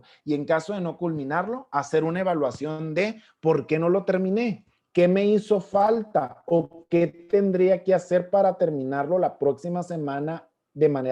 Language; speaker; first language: Spanish; native; Spanish